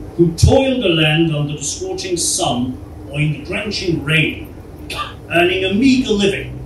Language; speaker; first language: English; non-native, local second language; Morisyen